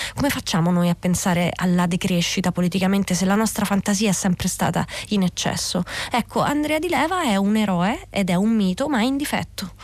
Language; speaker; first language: Italian; native; Italian